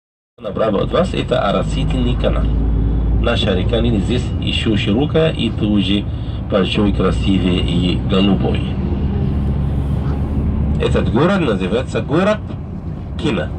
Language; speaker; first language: Russian; non-native, fluent; Arabic